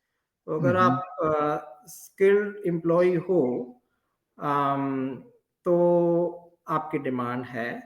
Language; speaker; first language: Hindi; native; Hindi